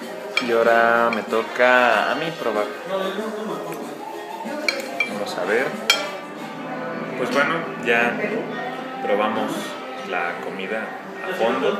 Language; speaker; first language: Spanish; native; Spanish